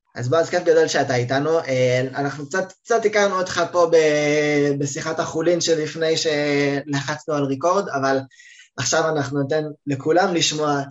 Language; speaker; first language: Hebrew; native; Hebrew